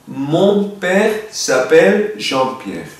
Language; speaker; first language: French; non-native, fluent; Spanish